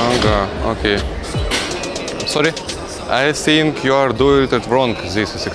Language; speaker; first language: English; non-native, learner; Russian